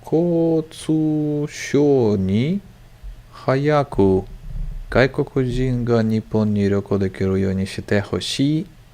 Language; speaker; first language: Japanese; non-native, learner; English